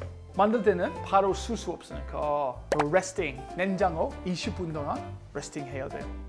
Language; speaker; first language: Korean; non-native, learner; English